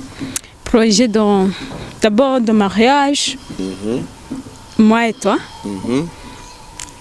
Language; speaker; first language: French; non-native, learner; Rundi